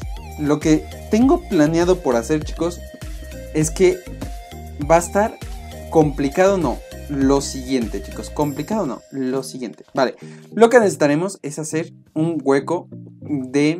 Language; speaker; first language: Spanish; native; Spanish